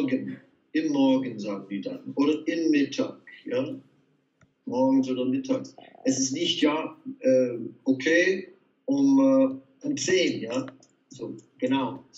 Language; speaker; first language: German; non-native, fluent; Dutch